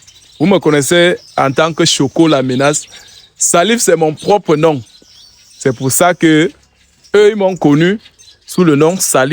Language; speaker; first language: French; native; French